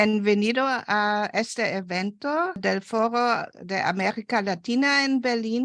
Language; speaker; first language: Spanish; non-native, fluent; German